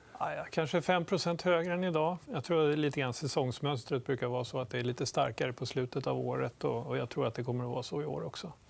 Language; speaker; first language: Swedish; native; Swedish